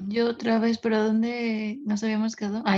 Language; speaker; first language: Spanish; native; Spanish